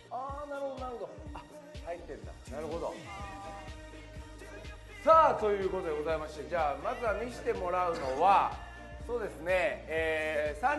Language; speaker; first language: Japanese; native; Japanese